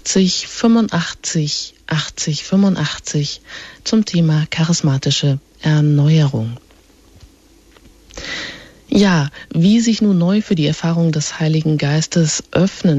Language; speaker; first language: German; native; German